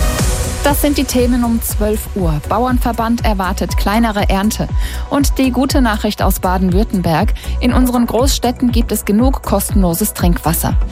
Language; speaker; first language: German; native; German